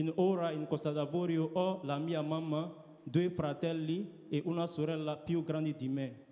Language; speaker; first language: Italian; non-native, learner; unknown